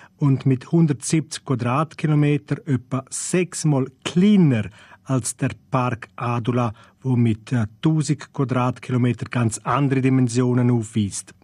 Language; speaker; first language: German; non-native, local second language; Romansh